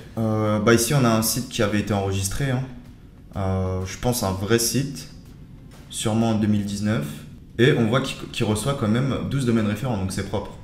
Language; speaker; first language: French; native; French